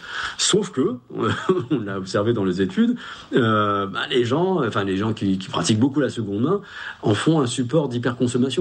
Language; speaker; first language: French; native; French